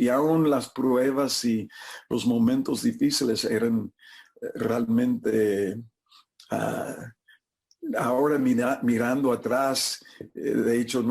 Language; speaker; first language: Spanish; non-native, fluent; English